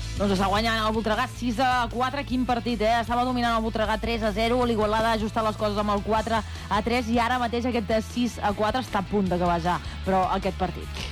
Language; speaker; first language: Catalan; native; Catalan